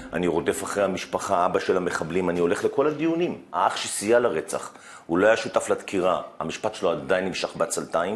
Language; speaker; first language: Hebrew; native; Hebrew